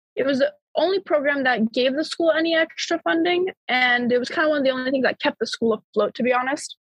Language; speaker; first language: English; early bilingual, other home language; Bulgarian